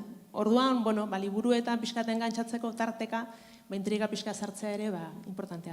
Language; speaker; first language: Basque; native; Basque